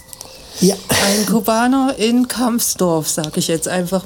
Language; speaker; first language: German; native; German